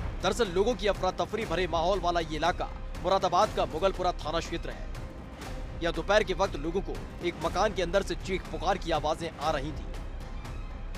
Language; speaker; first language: Hindi; native; Hindi